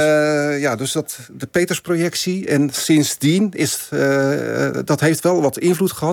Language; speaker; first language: Dutch; native; Dutch